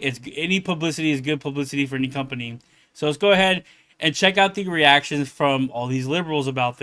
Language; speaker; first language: English; native; English